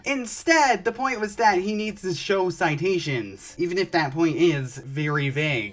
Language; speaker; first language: English; native; English